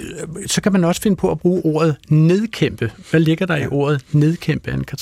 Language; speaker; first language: Danish; native; Danish